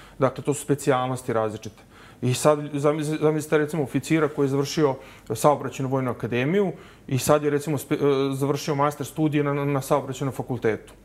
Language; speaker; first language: Serbian; native; Serbian